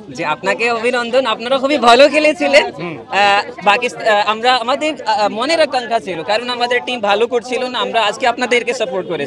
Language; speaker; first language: Bangla; non-native, fluent; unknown